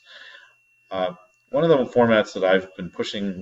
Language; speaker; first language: English; native; English